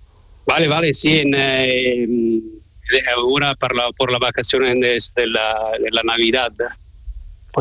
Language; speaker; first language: Spanish; non-native, learner; Italian